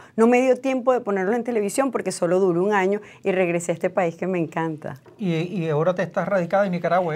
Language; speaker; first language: Spanish; native; Spanish